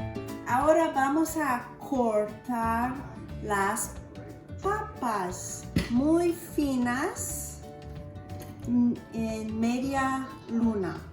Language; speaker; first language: Spanish; non-native, learner; English